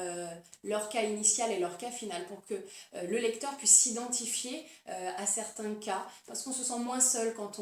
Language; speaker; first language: French; native; French